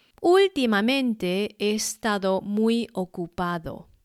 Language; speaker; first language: Spanish; non-native, fluent; Chinese